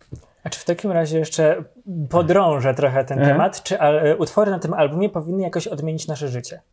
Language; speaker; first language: Polish; native; Polish